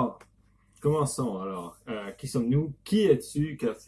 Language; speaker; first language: French; native; French